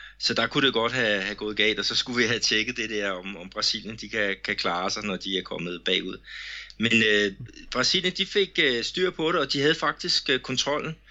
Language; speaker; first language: Danish; native; Danish